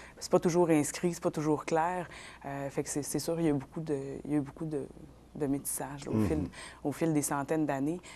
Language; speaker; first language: French; non-native, local second language; Innu-aimun